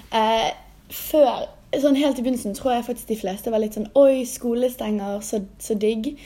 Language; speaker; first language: Norwegian; native; Norwegian